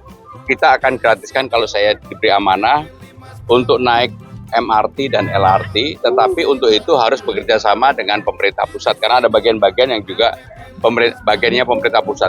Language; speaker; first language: Indonesian; native; Indonesian